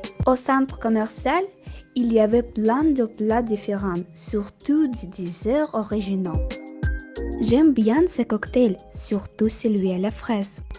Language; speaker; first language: French; non-native, learner; Russian